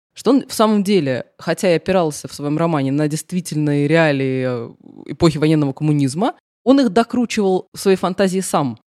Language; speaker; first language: Russian; native; Russian